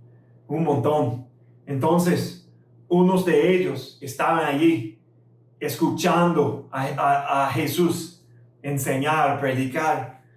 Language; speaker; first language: Spanish; non-native, fluent; English